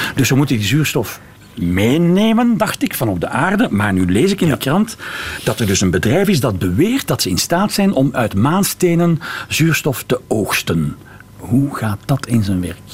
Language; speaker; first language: Dutch; native; Dutch